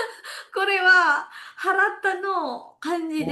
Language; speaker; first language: Japanese; non-native, learner; Indonesian